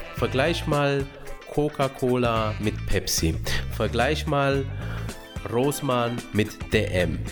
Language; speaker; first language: German; early bilingual, other home language; Romanian